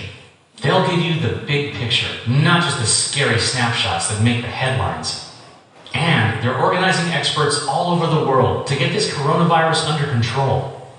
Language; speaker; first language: English; non-native, fluent; Indonesian